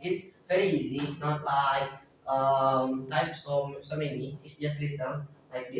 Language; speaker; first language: English; non-native, learner; Indonesian